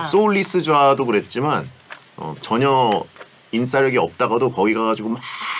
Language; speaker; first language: Korean; native; Korean